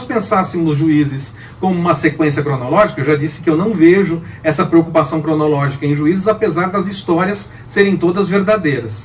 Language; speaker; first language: Portuguese; native; Portuguese